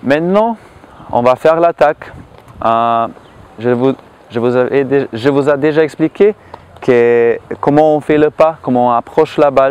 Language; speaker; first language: French; non-native, learner; Slovenian